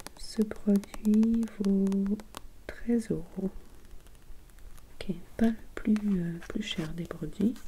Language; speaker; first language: French; non-native, fluent; English